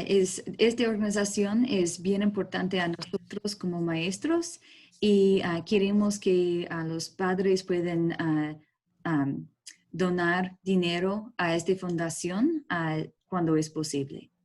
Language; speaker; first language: Spanish; non-native, learner; English